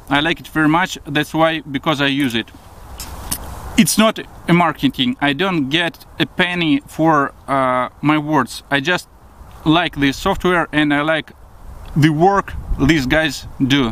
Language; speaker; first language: English; non-native, fluent; Russian